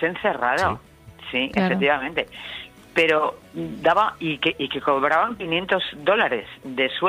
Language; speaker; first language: Spanish; native; Spanish